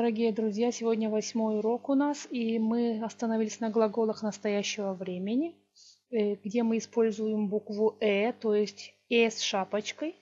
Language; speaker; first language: Russian; non-native, local second language; Gagauz